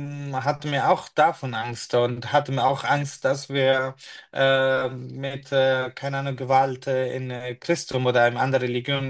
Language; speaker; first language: German; non-native, fluent; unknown